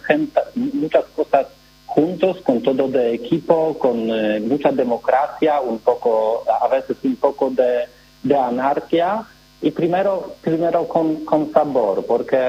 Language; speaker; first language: Spanish; non-native, learner; Polish